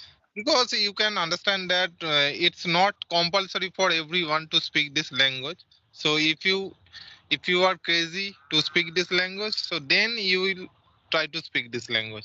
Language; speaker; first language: English; non-native, local second language; Santali